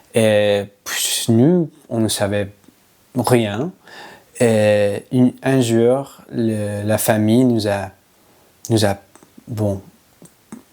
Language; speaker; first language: French; non-native, learner; English